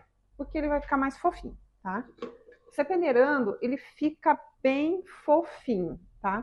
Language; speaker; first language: Portuguese; native; Portuguese